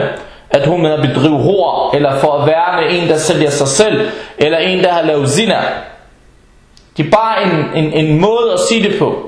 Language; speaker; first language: Danish; early bilingual, other home language; Arabic